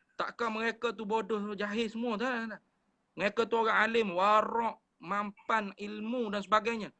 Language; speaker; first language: Malay; native; Malay